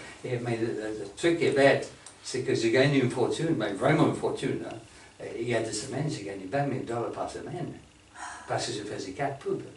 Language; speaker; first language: French; non-native, fluent; English